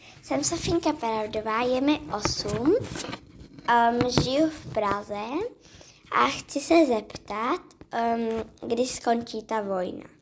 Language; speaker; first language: Czech; early bilingual, other home language; Slovak